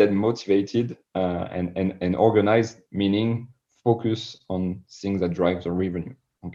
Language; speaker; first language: English; non-native, fluent; French